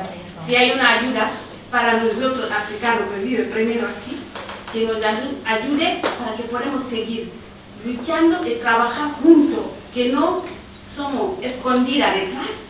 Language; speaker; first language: Spanish; non-native, learner; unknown